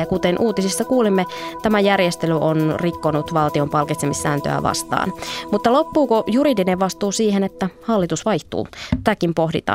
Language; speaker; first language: Finnish; native; Finnish